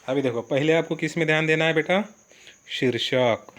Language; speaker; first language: Hindi; non-native, local second language; Marathi